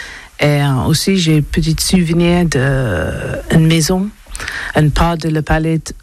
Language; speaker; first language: French; non-native, learner; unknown